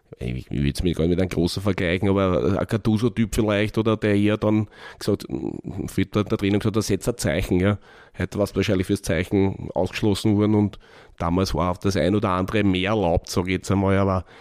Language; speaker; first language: German; native; German